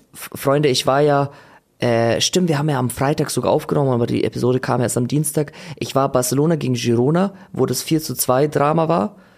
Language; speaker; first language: German; native; German